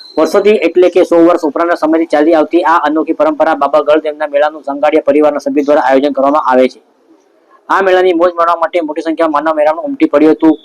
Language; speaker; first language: Gujarati; native; Gujarati